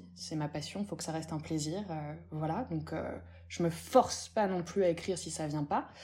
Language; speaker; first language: French; native; French